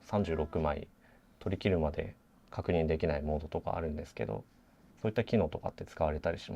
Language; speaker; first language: Japanese; native; Japanese